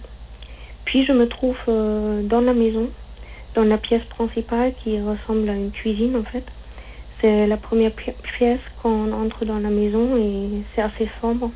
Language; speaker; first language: French; non-native, fluent; German